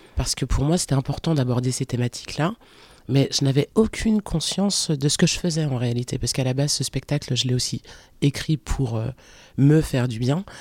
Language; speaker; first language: French; early bilingual, other home language; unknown